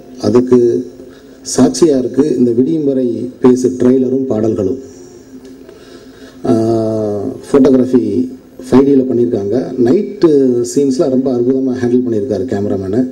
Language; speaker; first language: Tamil; native; Tamil